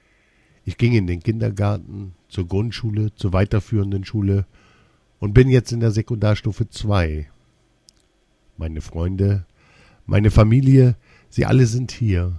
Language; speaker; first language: German; early bilingual, other home language; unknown